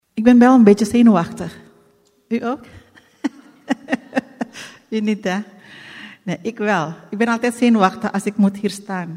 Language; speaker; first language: Dutch; non-native, fluent; Indonesian